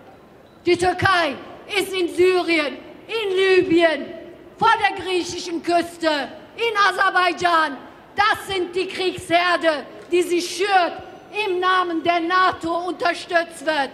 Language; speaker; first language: German; non-native, fluent; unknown